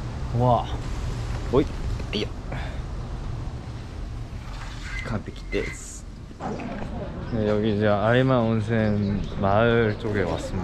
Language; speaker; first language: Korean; early bilingual, heritage; English